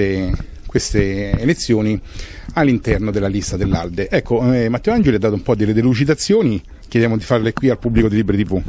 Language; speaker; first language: Italian; native; Italian